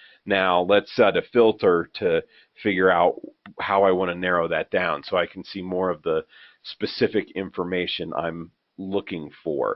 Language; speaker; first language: English; native; English